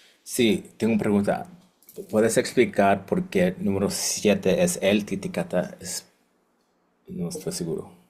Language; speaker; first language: Spanish; non-native, learner; English